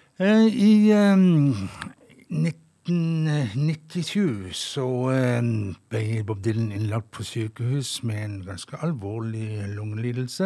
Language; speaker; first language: Norwegian; native; Norwegian